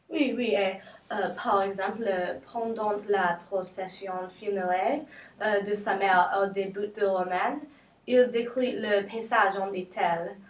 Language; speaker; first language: French; non-native, learner; English